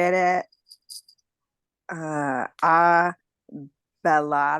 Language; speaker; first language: Italian; non-native, learner; English